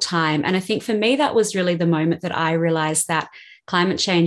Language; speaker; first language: English; native; English